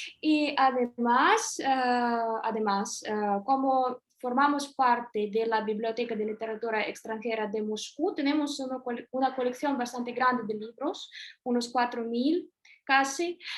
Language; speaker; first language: Spanish; non-native, fluent; Russian